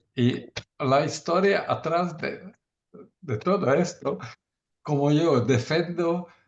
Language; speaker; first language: Spanish; non-native, learner; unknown